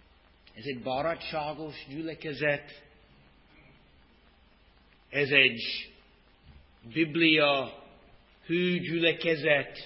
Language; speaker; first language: Hungarian; non-native, fluent; English